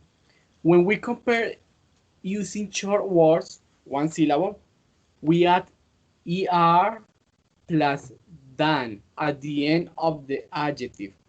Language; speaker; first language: English; non-native, fluent; Spanish